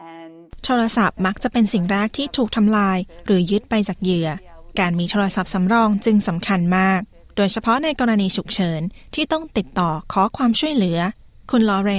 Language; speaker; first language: Thai; native; Thai